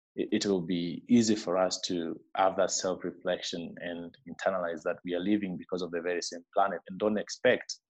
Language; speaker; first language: English; non-native, local second language; Meru